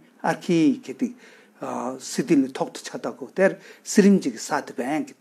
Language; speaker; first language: Mongolian; non-native, fluent; Tibetan